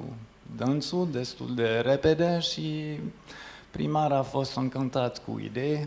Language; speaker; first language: Romanian; non-native, fluent; French